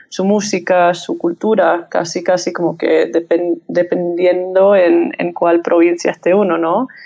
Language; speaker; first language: Spanish; early bilingual, heritage; English